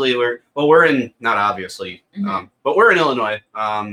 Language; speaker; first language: English; native; English